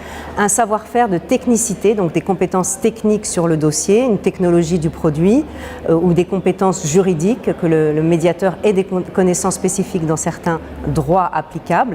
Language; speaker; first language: French; native; French